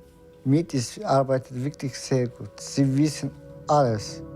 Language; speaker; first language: German; non-native, learner; Turkish